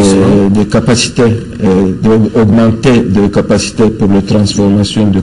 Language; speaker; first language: French; non-native, fluent; Turkish